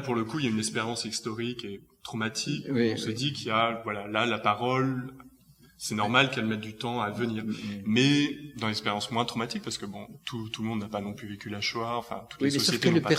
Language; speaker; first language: French; native; French